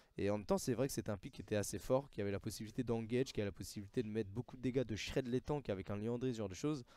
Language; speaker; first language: French; native; French